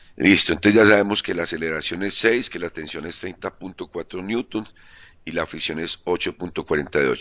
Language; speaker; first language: Spanish; native; Spanish